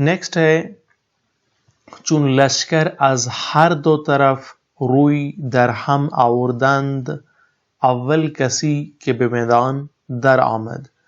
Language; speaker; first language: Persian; non-native, fluent; Urdu